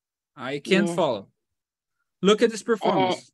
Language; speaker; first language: English; non-native, fluent; Portuguese